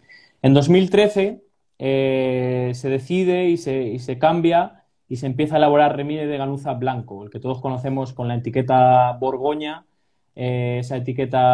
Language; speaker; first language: Spanish; native; Spanish